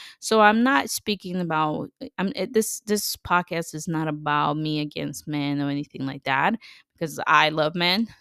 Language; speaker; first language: English; non-native, fluent; Spanish